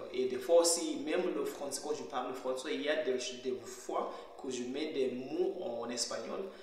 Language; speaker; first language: French; non-native, fluent; Shona